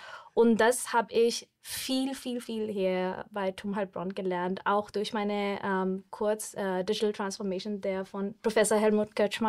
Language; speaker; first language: German; non-native, fluent; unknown